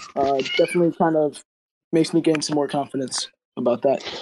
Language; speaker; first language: English; native; English